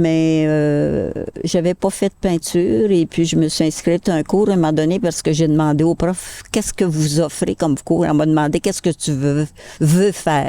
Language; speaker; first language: French; native; French